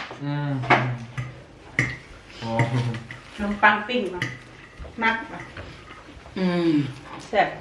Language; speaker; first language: Thai; non-native, local second language; Northeastern Thai